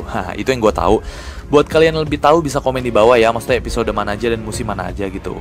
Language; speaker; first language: Indonesian; native; Indonesian